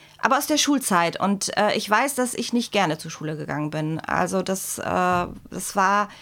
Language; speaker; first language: German; early bilingual, other home language; Czech